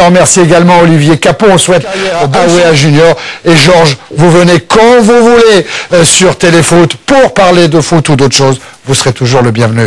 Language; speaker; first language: French; native; French